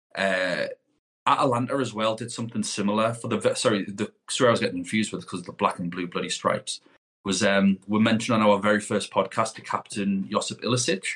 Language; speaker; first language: English; native; English